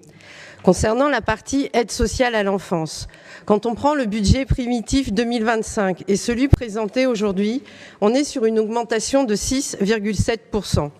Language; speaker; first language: French; native; French